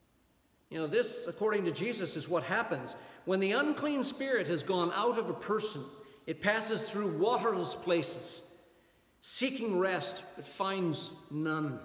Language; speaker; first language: English; native; English